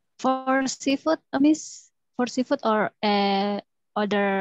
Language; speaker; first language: English; non-native, learner; Indonesian